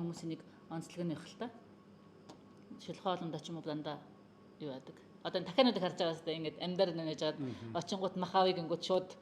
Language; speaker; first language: Mongolian; native; Mongolian